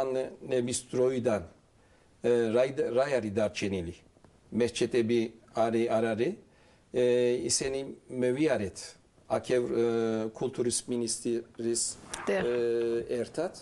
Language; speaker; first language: Georgian; early bilingual, heritage; Turkish